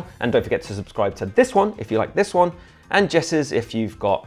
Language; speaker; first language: English; native; English